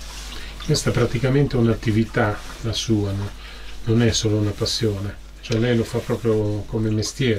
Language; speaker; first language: Italian; native; Italian